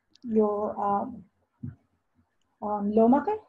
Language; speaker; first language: Finnish; non-native, learner; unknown